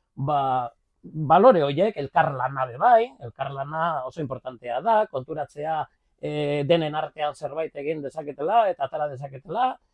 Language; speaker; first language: Basque; native; Basque